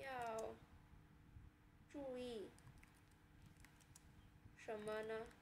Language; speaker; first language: Chinese; non-native, learner; Vietnamese